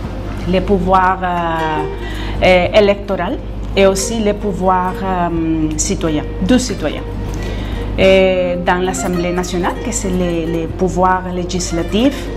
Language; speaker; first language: French; non-native, fluent; Spanish